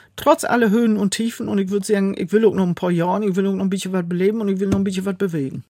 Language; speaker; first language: German; native; German